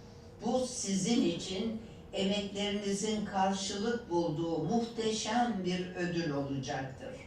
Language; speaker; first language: Turkish; native; Turkish